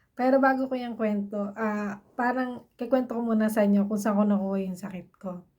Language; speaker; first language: Filipino; native; Filipino